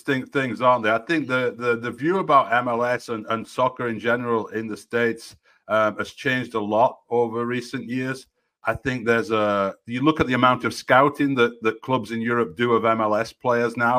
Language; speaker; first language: English; native; English